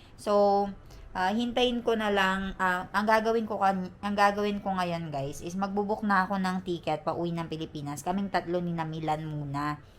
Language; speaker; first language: Filipino; non-native, local second language; Cebuano